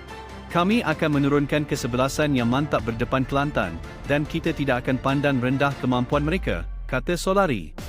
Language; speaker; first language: Malay; native; Malay